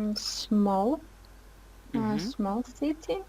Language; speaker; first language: English; non-native, learner; Russian